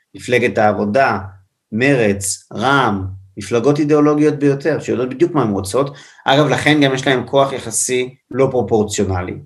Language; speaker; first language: Hebrew; native; Hebrew